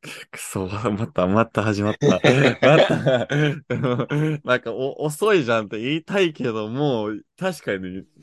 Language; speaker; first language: Japanese; non-native, fluent; English